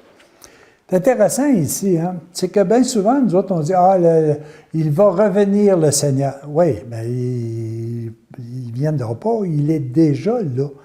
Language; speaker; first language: French; native; French